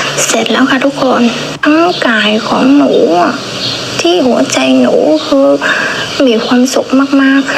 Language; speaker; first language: Thai; non-native, learner; Vietnamese